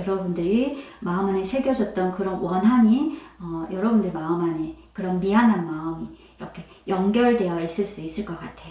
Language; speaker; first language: Korean; native; Korean